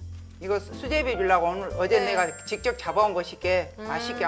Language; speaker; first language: Korean; native; Korean